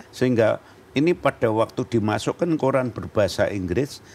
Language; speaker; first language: Indonesian; native; Indonesian